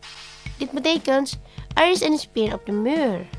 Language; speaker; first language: Dutch; non-native, learner; Indonesian